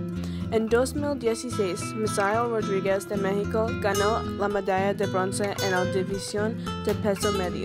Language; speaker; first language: Spanish; non-native, learner; English